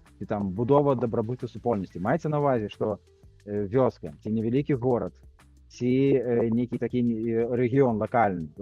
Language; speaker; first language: Belarusian; non-native, local second language; Russian